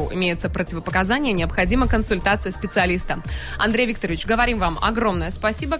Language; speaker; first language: Russian; native; Russian